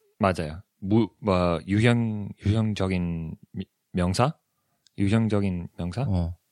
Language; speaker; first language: Korean; non-native, fluent; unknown